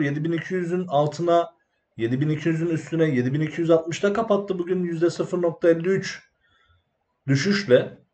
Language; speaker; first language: Turkish; native; Turkish